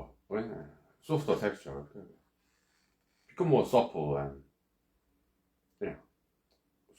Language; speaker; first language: English; non-native, fluent; Korean